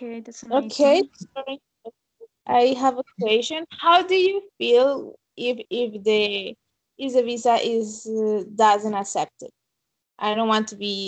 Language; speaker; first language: English; non-native, fluent; Spanish